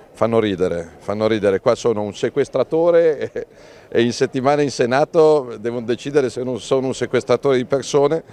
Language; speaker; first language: Italian; native; Italian